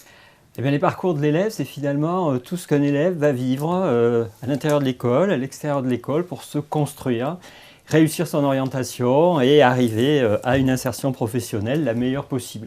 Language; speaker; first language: French; native; French